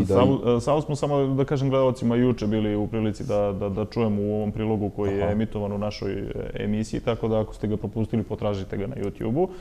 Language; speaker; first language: Serbian; native; Serbian